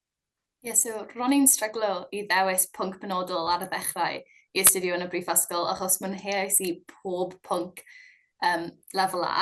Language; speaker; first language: Welsh; non-native, local second language; English